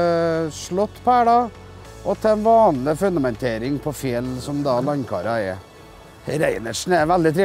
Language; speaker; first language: Norwegian; native; Norwegian